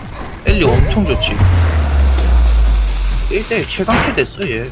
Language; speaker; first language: Korean; native; Korean